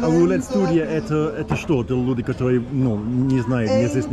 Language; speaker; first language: Russian; non-native, learner; English